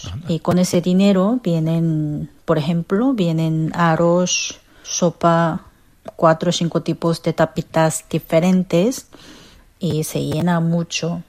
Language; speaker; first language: Spanish; non-native, learner; Korean